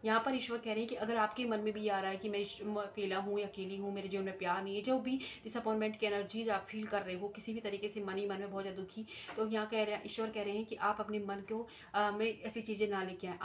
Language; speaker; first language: Hindi; native; Hindi